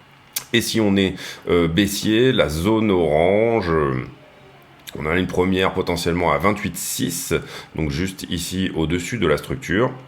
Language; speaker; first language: French; native; French